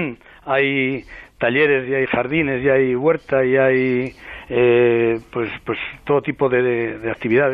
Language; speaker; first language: Spanish; native; Spanish